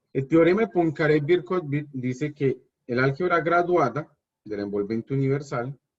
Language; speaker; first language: Spanish; native; Spanish